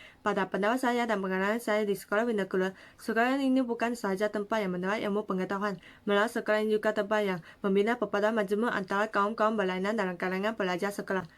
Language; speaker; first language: Malay; non-native, local second language; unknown